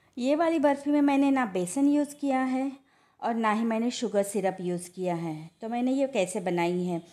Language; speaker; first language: Hindi; non-native, local second language; Marathi